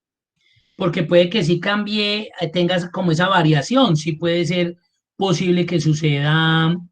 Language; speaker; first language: Spanish; native; Spanish